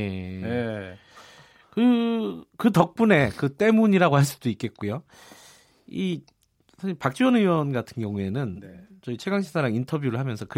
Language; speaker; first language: Korean; native; Korean